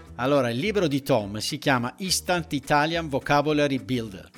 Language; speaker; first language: Italian; native; Italian